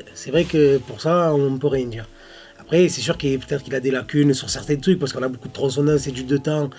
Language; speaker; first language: French; native; French